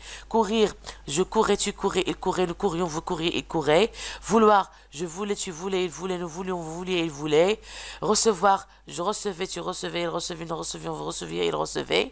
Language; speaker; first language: French; non-native, local second language; Arabic